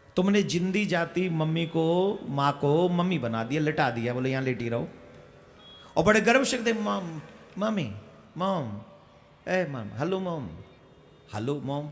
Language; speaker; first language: Hindi; native; Hindi